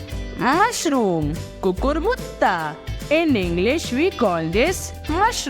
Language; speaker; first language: English; non-native, local second language; Hindi